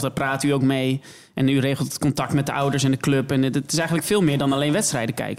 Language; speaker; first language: Dutch; native; Dutch